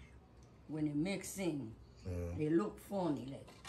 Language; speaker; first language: English; non-native, learner; Spanish